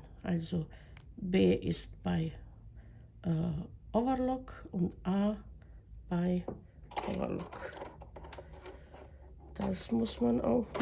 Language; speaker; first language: German; non-native, fluent; Croatian